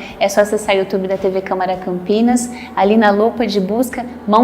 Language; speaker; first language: Portuguese; native; Portuguese